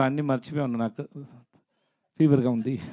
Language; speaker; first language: Telugu; non-native, learner; Tamil